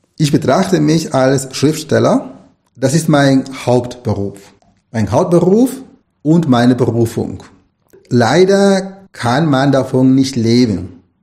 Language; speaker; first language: German; non-native, fluent; Spanish